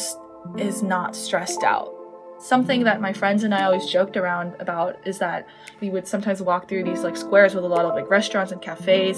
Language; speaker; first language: English; native; English